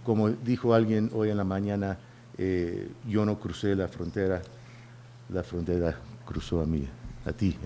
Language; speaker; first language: Spanish; early bilingual, heritage; Spanish